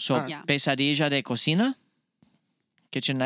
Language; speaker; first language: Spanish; non-native, learner; English